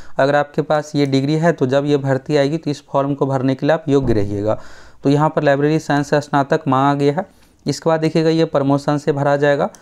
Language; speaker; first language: Hindi; native; Hindi